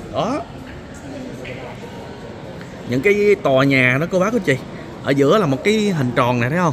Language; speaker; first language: Vietnamese; native; Vietnamese